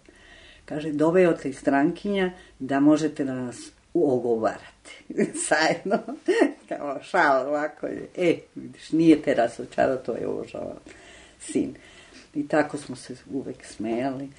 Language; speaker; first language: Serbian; non-native, fluent; Spanish